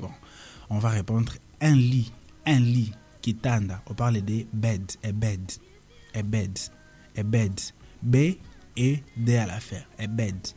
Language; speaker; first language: French; non-native, local second language; Swahili